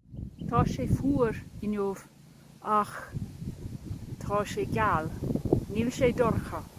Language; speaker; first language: Irish; non-native, learner; English